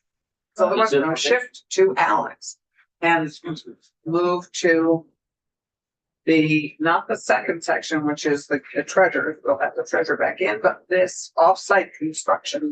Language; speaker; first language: English; native; English